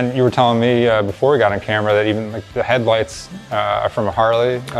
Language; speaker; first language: English; native; English